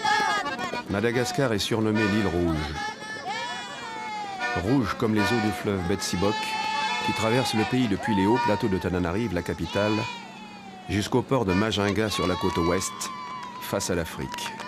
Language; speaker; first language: French; native; French